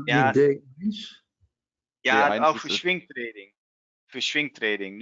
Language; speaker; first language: German; non-native, learner; Dutch